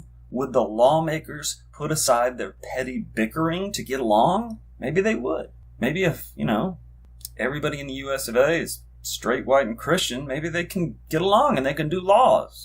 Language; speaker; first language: English; native; English